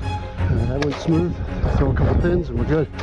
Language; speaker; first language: English; native; English